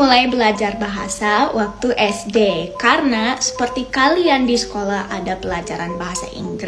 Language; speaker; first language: Indonesian; non-native, fluent; English